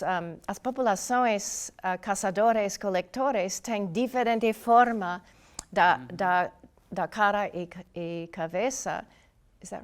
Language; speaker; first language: Portuguese; non-native, fluent; English